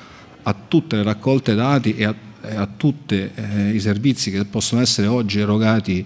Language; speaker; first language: Italian; native; Italian